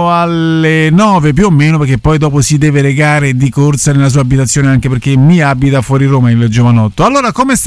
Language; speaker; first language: Italian; native; Italian